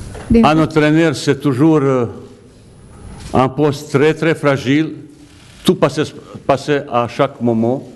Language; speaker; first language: French; non-native, fluent; Bosnian